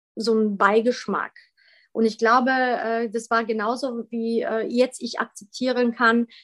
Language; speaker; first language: German; early bilingual, other home language; Polish